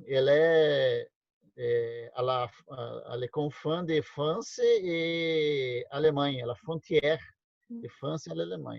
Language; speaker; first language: French; non-native, learner; Portuguese